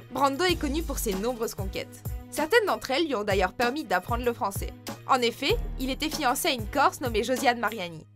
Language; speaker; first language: French; native; French